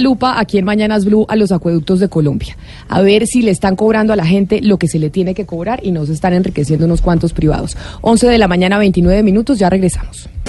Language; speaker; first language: Spanish; native; Spanish